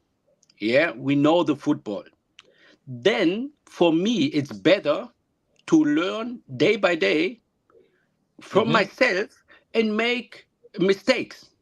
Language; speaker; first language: English; non-native, learner; German